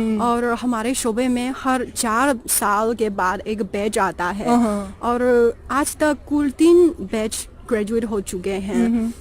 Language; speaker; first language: Urdu; non-native, fluent; Chinese